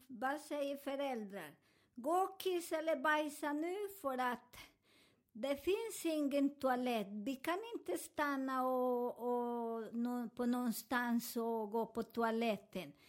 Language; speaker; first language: Swedish; non-native, fluent; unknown